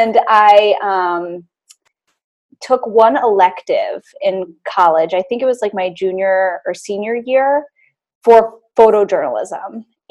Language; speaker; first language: English; native; English